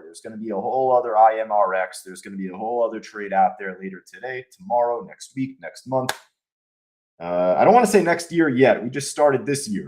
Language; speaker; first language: English; native; English